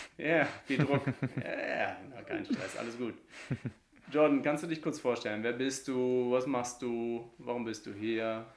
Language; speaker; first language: German; native; German